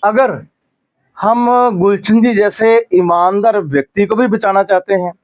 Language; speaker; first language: Hindi; non-native, local second language; Punjabi